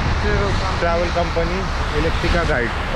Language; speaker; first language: English; non-native, local second language; Hindi